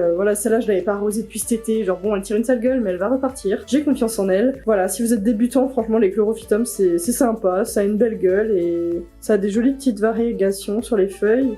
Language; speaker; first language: French; native; French